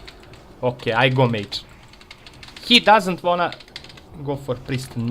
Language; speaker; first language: English; non-native, fluent; Serbian